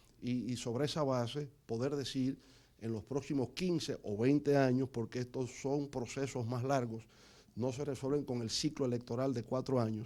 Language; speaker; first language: Spanish; native; Spanish